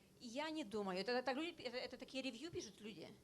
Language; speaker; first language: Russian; early bilingual, heritage; Russian